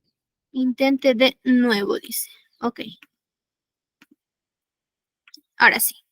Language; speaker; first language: Spanish; native; Spanish